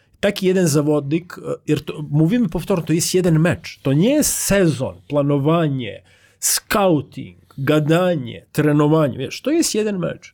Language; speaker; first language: Polish; non-native, learner; Croatian